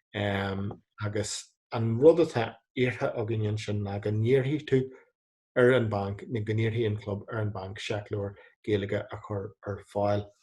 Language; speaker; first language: Irish; non-native, local second language; English